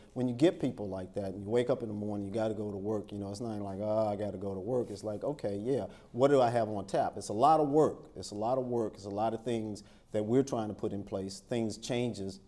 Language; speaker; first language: English; native; English